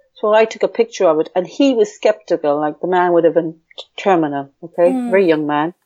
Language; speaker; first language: English; native; English